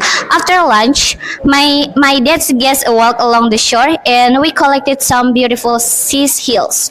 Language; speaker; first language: English; non-native, learner; Indonesian